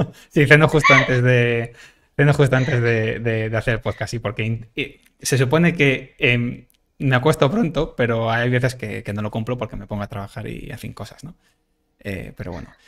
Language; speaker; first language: Spanish; native; Spanish